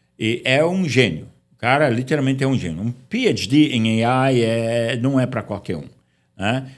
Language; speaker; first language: Portuguese; native; Portuguese